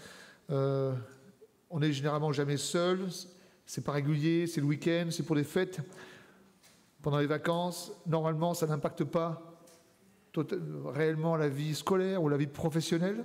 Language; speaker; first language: French; native; French